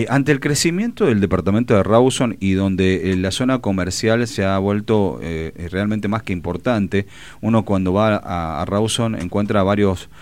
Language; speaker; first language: Spanish; native; Spanish